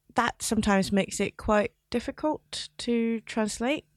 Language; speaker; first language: English; non-native, local second language; Cantonese